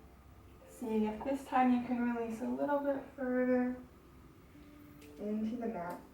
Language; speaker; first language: English; native; English